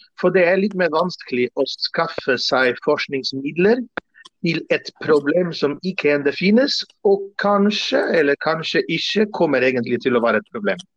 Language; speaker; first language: Norwegian; non-native, fluent; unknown